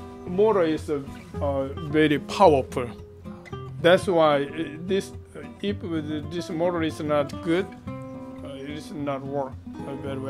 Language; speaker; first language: English; non-native, learner; Korean